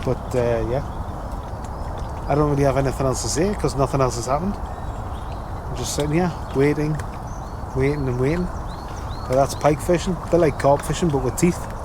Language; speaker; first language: English; native; English